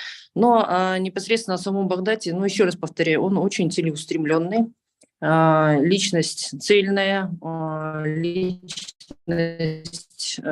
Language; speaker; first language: Russian; native; Russian